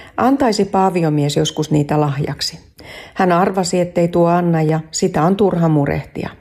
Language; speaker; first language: Finnish; native; Finnish